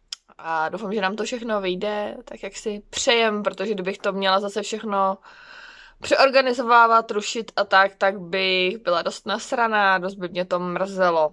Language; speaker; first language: Czech; native; Czech